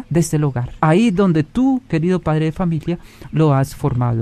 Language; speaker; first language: Spanish; native; Spanish